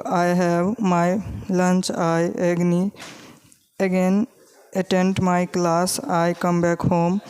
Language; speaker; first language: English; non-native, learner; Hindi